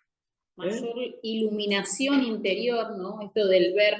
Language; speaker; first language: Spanish; native; Spanish